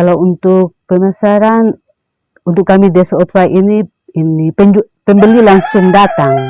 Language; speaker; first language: Indonesian; non-native, local second language; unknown